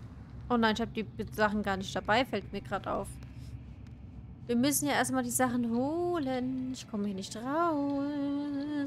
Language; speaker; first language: German; native; German